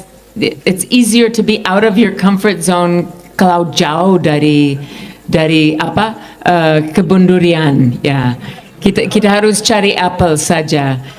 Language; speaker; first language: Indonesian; non-native, fluent; English